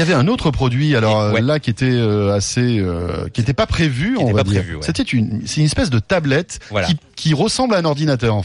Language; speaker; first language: French; native; French